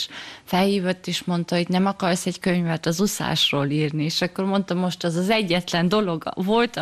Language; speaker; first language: Hungarian; early bilingual, heritage; German